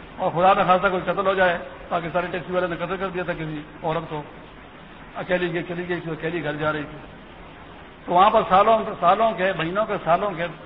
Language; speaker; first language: Urdu; non-native, local second language; Pashto